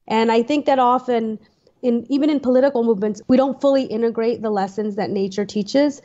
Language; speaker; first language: English; native; English